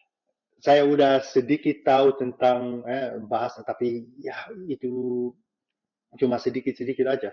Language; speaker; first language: Indonesian; non-native, fluent; Dutch